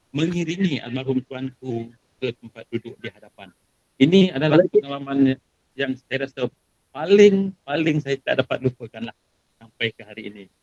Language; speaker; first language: Malay; native; Malay